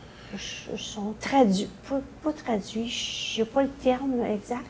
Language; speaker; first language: French; native; French